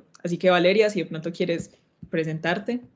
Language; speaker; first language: Spanish; native; Spanish